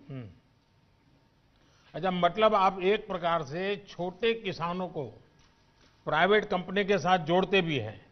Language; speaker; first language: Hindi; non-native, local second language; Gujarati